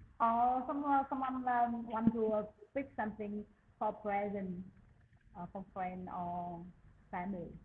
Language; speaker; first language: English; non-native, learner; Vietnamese